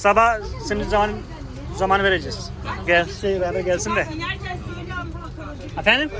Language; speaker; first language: Turkish; non-native, fluent; Hindi